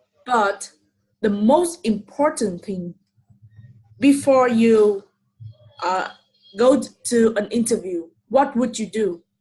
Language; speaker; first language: English; non-native, fluent; Vietnamese